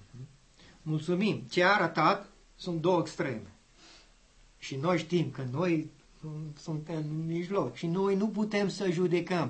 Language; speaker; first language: Romanian; non-native, learner; English